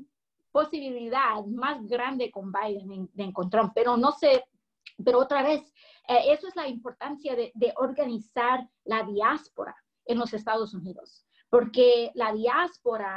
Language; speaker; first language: Spanish; early bilingual, heritage; English